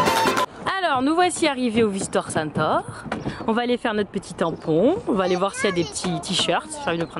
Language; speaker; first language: French; native; French